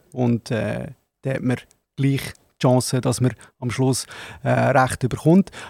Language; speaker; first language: German; native; German